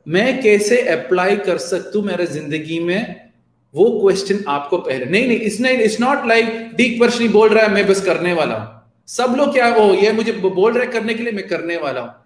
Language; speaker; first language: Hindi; non-native, local second language; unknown